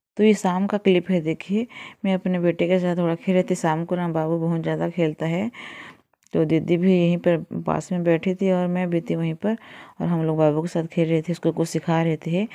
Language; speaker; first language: Hindi; non-native, local second language; Odia